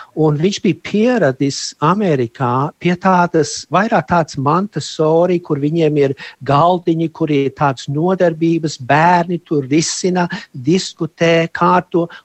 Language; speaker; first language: Latvian; early bilingual, heritage; Latvian